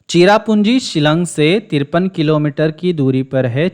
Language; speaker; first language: Hindi; non-native, local second language; Kannada